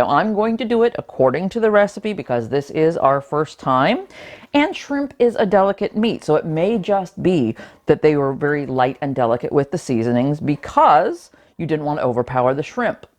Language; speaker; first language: English; native; English